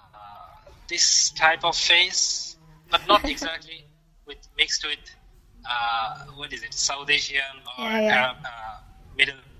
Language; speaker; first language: English; non-native, local second language; Bangla